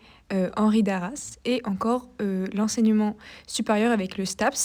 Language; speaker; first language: French; native; French